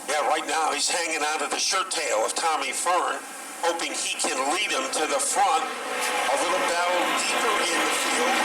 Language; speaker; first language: English; native; English